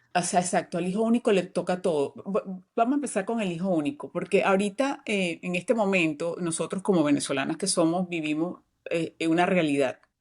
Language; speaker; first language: Spanish; native; Spanish